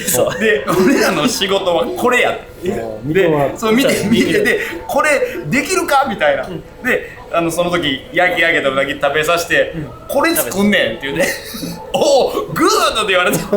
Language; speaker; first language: Japanese; native; Japanese